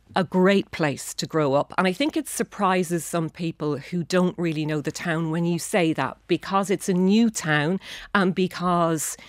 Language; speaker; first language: English; native; English